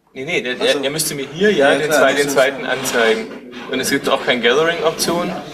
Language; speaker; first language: German; native; German